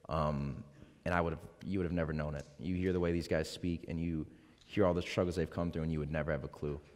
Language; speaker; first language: English; native; English